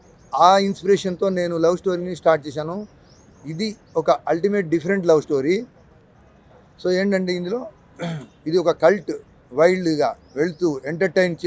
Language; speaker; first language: Telugu; native; Telugu